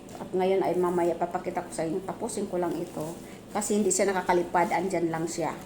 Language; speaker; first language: Filipino; non-native, local second language; Bikol